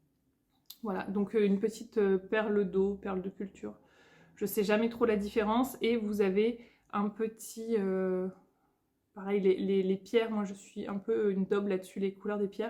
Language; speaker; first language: French; native; French